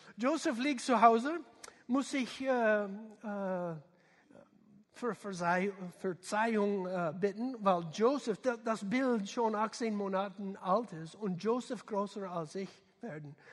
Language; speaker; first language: German; non-native, learner; English